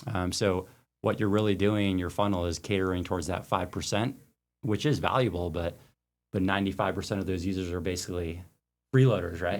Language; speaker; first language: English; native; English